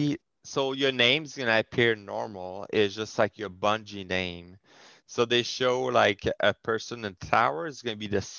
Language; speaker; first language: English; non-native, fluent; French